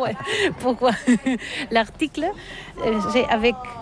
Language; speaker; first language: French; non-native, learner; Catalan